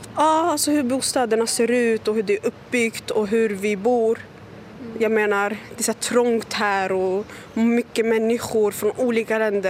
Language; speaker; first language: Swedish; early bilingual, other home language; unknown